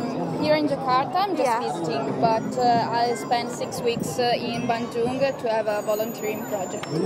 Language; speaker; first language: English; non-native, fluent; Italian